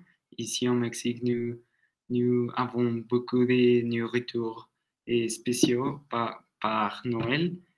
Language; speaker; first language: French; non-native, learner; Spanish